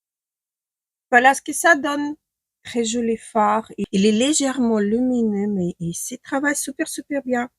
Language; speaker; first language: French; non-native, fluent; Ukrainian